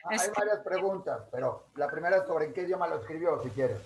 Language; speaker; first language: Spanish; native; Spanish